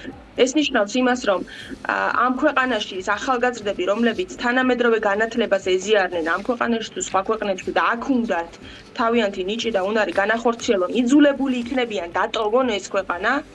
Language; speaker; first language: Georgian; native; Georgian